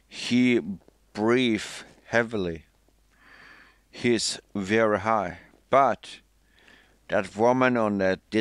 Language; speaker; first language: English; non-native, fluent; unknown